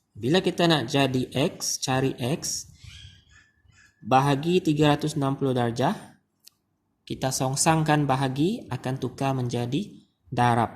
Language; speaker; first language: Malay; native; Malay